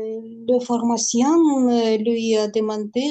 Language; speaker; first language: French; non-native, learner; Ukrainian